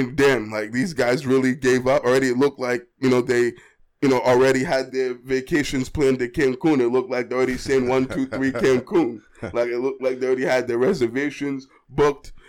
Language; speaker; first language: English; native; English